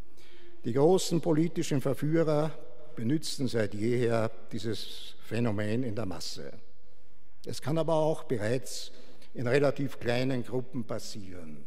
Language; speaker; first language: German; native; German